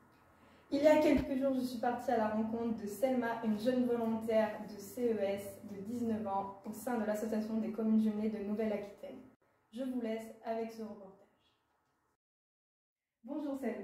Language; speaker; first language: French; native; French